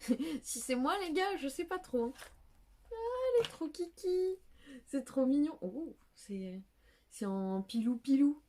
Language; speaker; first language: French; native; French